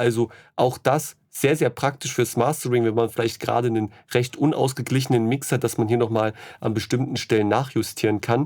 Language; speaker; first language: German; native; German